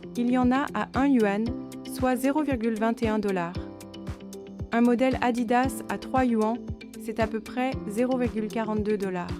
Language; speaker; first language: French; non-native, fluent; Chinese